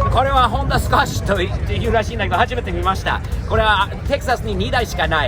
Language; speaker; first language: Japanese; non-native, fluent; English